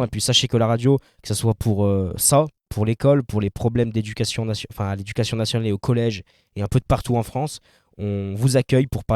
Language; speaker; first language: French; native; French